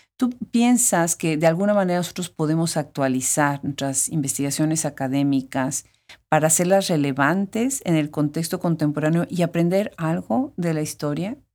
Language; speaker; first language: Spanish; native; Spanish